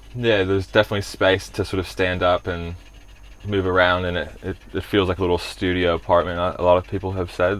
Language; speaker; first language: English; early bilingual, other home language; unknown